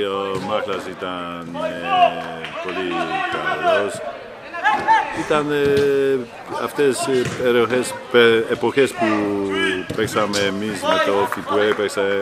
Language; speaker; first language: Greek; non-native, fluent; Polish